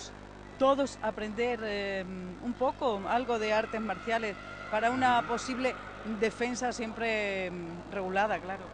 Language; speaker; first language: Spanish; native; Spanish